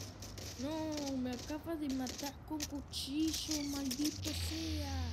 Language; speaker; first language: Spanish; early bilingual, other home language; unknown